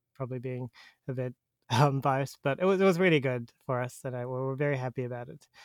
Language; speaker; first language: English; native; English